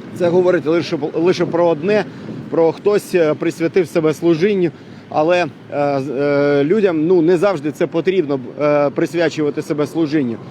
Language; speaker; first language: Ukrainian; native; Ukrainian